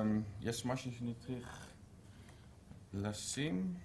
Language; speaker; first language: Hebrew; non-native, fluent; Dutch